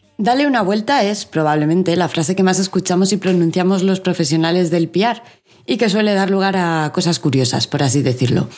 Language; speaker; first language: Spanish; native; Spanish